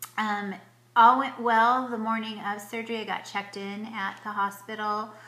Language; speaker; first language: English; native; English